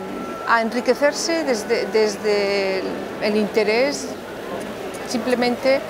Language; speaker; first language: Spanish; native; Spanish